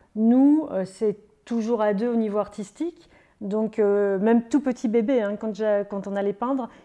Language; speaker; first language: French; native; French